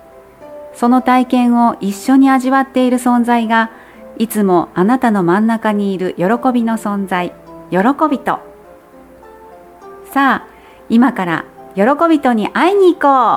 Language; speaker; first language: Japanese; native; Japanese